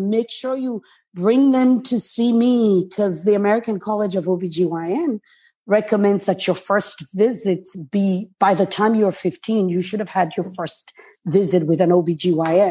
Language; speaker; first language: English; non-native, local second language; Krio